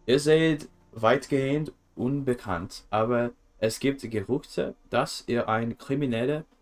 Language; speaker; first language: German; non-native, learner; English